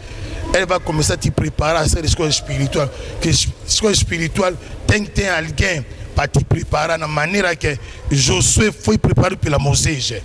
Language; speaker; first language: Portuguese; non-native, learner; Lingala